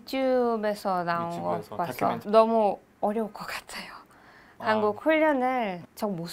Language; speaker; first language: Korean; non-native, learner; Hebrew